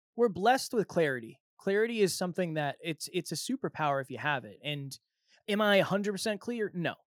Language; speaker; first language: English; native; English